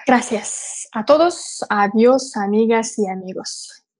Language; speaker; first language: Spanish; non-native, learner; Russian